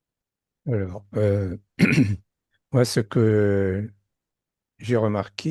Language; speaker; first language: French; native; French